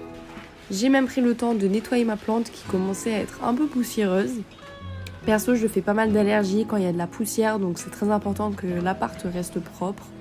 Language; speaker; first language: French; native; French